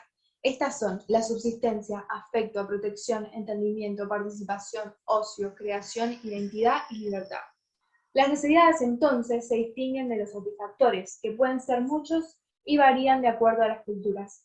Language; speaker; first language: Spanish; native; Spanish